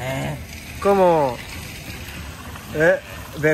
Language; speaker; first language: Spanish; non-native, learner; Japanese